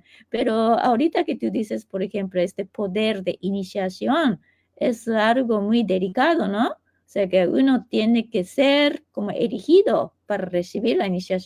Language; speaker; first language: Spanish; non-native, fluent; Japanese